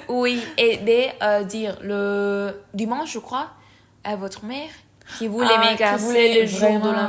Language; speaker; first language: French; non-native, learner; Spanish